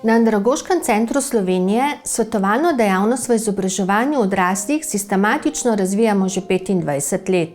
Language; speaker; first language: Slovenian; native; Slovenian